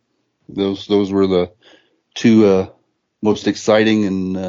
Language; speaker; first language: English; native; English